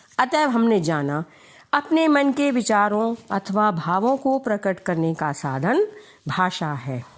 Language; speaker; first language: Hindi; native; Hindi